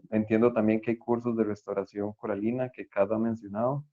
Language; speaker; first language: Spanish; native; Spanish